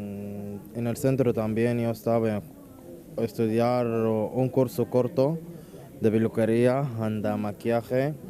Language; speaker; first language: Spanish; non-native, learner; Arabic